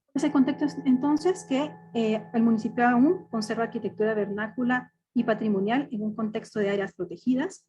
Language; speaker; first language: Spanish; native; Spanish